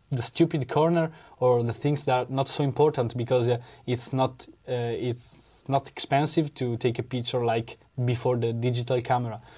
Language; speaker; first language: English; non-native, learner; Italian